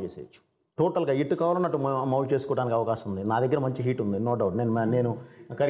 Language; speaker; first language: Telugu; native; Telugu